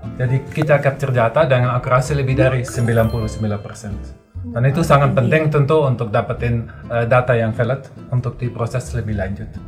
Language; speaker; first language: Indonesian; non-native, fluent; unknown